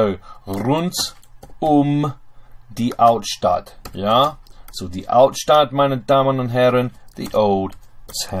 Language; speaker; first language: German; non-native, fluent; English